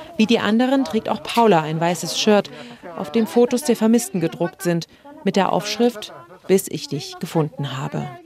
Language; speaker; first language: German; native; German